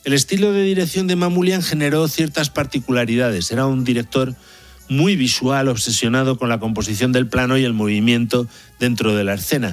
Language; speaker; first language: Spanish; native; Spanish